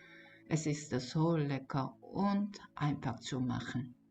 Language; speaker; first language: German; non-native, learner; Korean